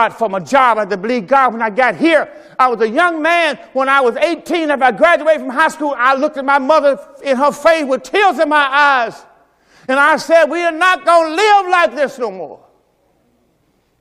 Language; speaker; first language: English; native; English